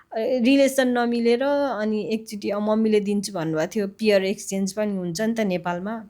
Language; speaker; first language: Nepali; native; Nepali